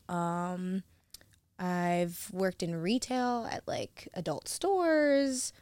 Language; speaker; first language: English; native; English